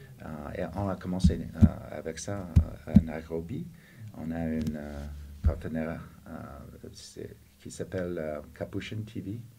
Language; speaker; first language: French; non-native, fluent; English